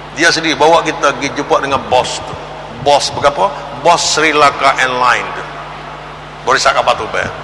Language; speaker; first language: Malay; native; Malay